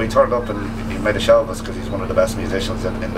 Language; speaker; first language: English; native; English